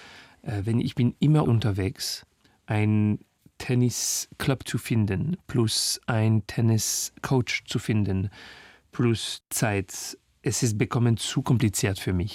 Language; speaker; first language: German; non-native, fluent; French